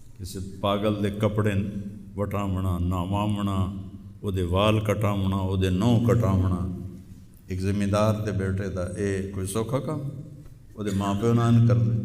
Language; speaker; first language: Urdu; non-native, local second language; Punjabi